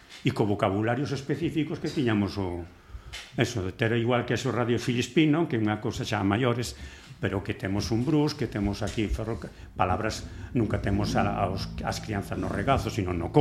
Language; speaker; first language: Galician; non-native, local second language; Spanish